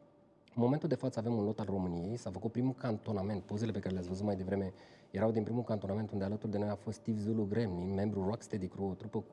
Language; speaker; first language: Romanian; native; Romanian